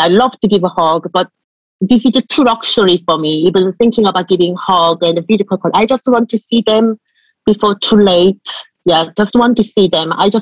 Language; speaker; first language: English; non-native, fluent; Korean